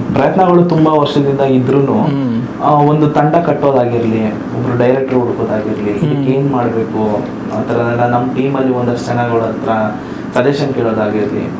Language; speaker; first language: Kannada; native; Kannada